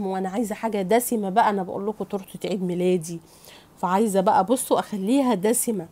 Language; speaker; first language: Arabic; native; Arabic